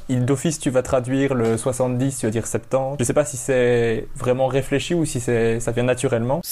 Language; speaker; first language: French; native; French